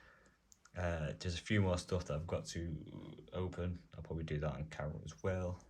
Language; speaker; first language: English; native; English